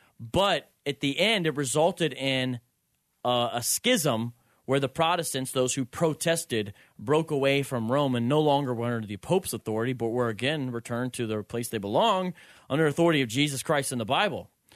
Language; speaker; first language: English; native; English